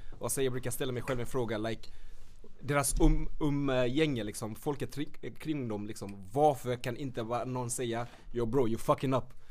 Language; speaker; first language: Swedish; early bilingual, other home language; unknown